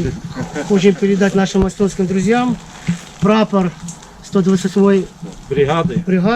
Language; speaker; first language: Russian; non-native, local second language; Ukrainian